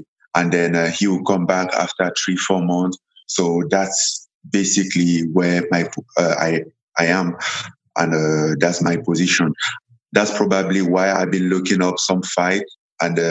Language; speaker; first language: English; non-native, local second language; French